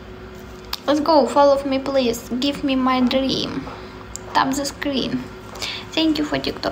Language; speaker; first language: English; non-native, learner; Ukrainian